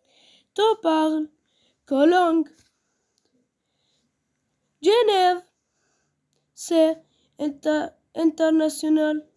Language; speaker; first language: French; non-native, learner; Arabic